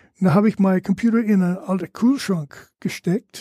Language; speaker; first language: German; non-native, fluent; English